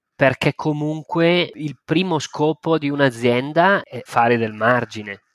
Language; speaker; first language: Italian; native; Italian